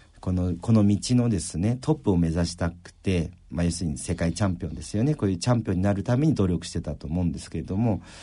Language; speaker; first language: Japanese; early bilingual, other home language; Chinese